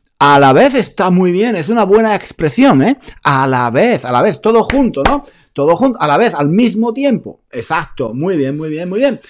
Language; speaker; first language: Spanish; native; Spanish